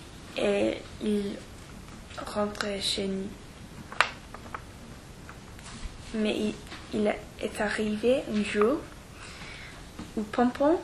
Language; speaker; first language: French; non-native, learner; English